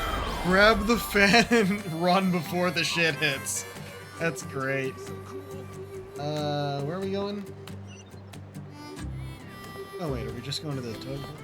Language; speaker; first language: English; native; English